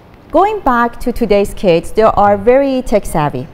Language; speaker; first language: English; non-native, fluent; Persian